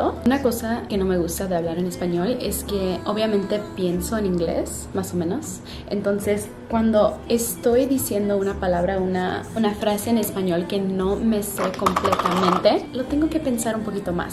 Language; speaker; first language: Spanish; early bilingual, heritage; Spanish